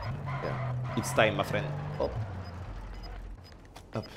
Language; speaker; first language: English; non-native, learner; French